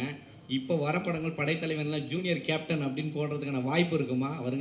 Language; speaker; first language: Tamil; native; Tamil